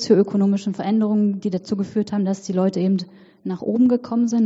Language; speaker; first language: German; native; German